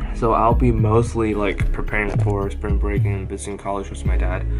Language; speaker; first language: English; non-native, fluent; Chinese